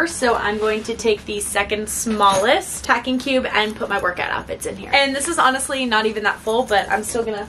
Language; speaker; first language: English; native; English